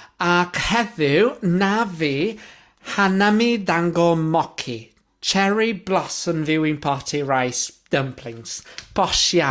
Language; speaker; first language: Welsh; non-native, learner; English